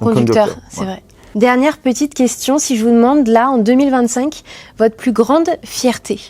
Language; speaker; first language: French; native; French